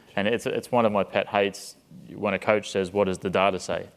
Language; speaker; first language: English; native; English